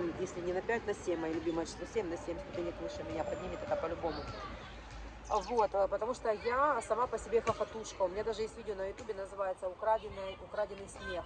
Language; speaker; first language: Russian; native; Russian